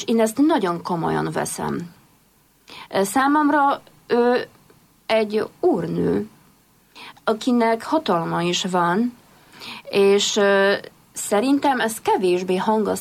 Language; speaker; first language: Hungarian; non-native, fluent; Polish